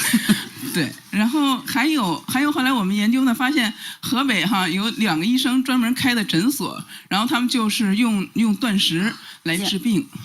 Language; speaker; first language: Chinese; native; Chinese